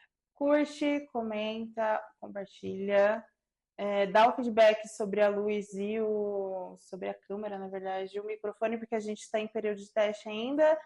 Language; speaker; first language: Portuguese; native; Portuguese